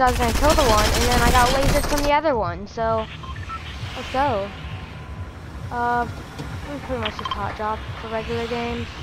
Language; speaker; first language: English; native; English